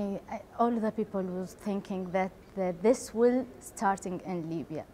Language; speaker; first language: English; non-native, learner; Arabic